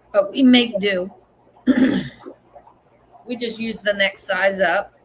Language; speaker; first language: English; native; English